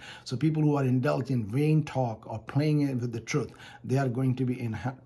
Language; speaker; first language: English; non-native, fluent; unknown